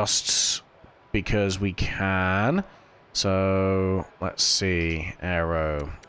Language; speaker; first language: English; native; English